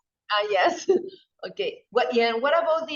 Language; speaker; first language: English; non-native, fluent; Spanish